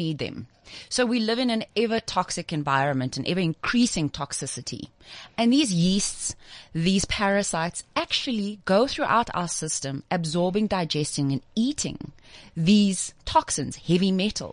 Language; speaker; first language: English; native; English